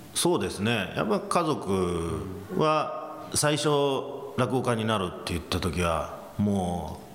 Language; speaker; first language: Japanese; early bilingual, heritage; English